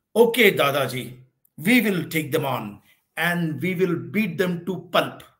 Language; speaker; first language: English; non-native, local second language; Hindi